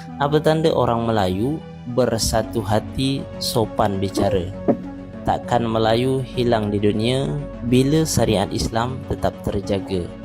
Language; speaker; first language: Malay; native; Malay